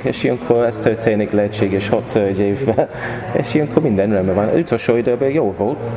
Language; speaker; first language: Hungarian; non-native, learner; English